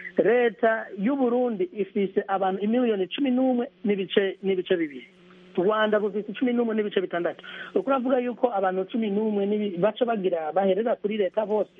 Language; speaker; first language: Rundi; early bilingual, heritage; Rundi